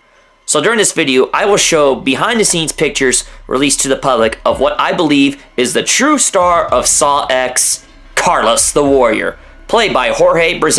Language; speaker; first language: English; native; English